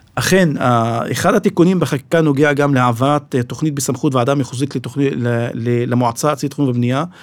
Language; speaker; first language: Hebrew; non-native, local second language; Arabic